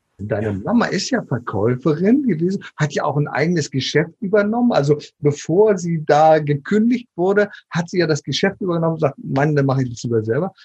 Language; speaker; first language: German; native; German